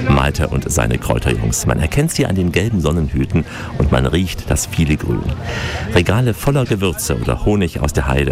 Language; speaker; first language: German; native; German